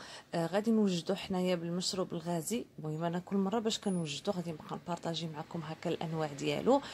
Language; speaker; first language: Arabic; native; Arabic